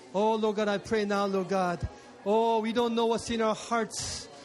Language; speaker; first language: English; early bilingual, other home language; Korean